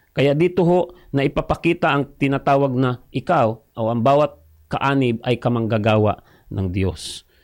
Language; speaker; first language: Filipino; non-native, local second language; Cebuano